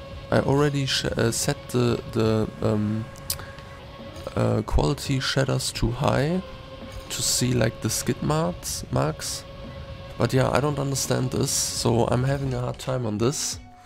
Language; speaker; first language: English; non-native, fluent; German